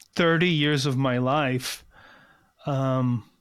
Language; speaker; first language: English; early bilingual, other home language; Korean